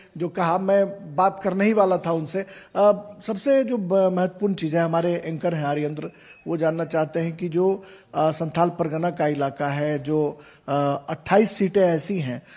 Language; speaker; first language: Hindi; native; Hindi